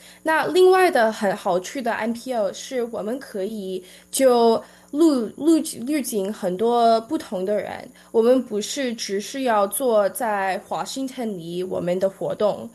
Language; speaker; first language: Chinese; early bilingual, heritage; Chinese